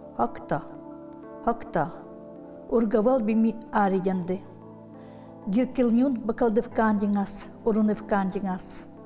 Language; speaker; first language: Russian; non-native, local second language; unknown